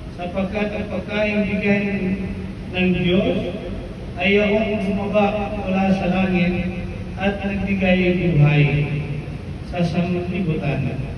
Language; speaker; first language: Filipino; non-native, local second language; Waray